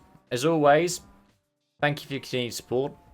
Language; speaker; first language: English; native; English